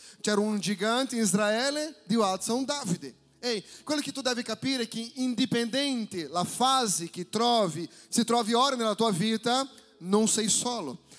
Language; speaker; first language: Italian; non-native, fluent; Portuguese